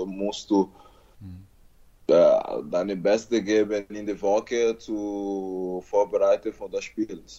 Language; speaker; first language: German; non-native, learner; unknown